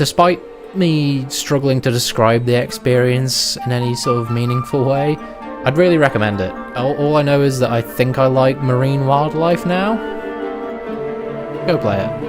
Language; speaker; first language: English; native; English